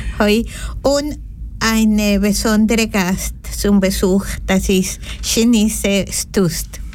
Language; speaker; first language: German; non-native, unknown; Spanish